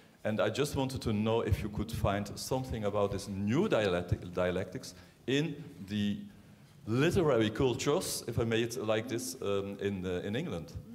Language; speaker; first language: English; non-native, fluent; Dutch